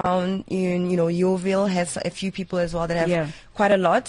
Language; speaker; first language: English; non-native, local second language; Zulu